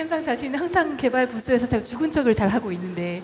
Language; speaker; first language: Korean; native; Korean